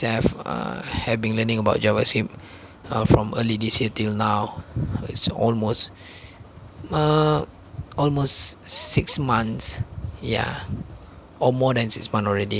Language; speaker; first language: English; non-native, local second language; Malay